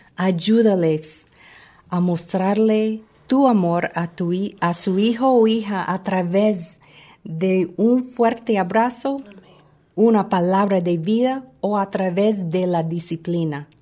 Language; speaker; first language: Spanish; non-native, fluent; English